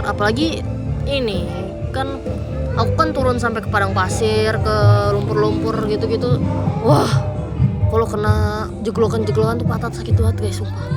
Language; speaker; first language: Indonesian; native; Indonesian